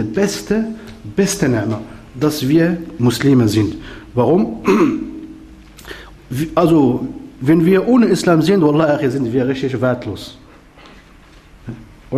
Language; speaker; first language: German; non-native, learner; Arabic